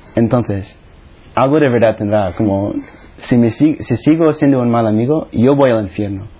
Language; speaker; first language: Spanish; non-native, fluent; Filipino